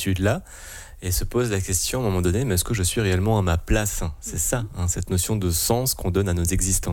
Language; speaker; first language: French; native; French